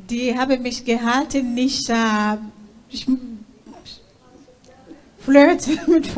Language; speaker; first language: German; non-native, learner; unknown